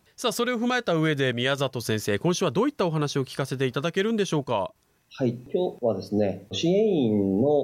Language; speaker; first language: Japanese; native; Japanese